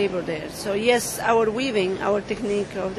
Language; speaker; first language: English; non-native, learner; Spanish